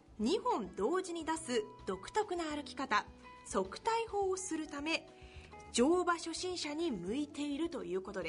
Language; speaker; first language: Japanese; native; Japanese